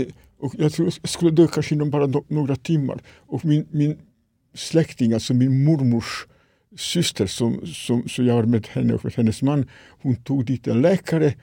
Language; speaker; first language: Swedish; non-native, fluent; Serbian